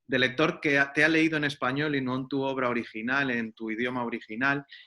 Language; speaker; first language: Spanish; native; Spanish